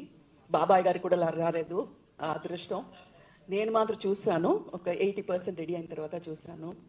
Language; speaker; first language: Telugu; non-native, local second language; Tamil